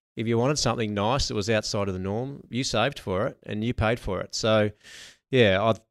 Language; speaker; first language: English; native; English